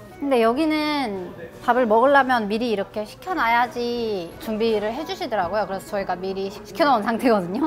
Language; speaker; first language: Korean; non-native, fluent; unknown